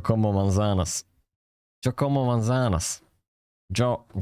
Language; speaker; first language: Spanish; non-native, learner; Polish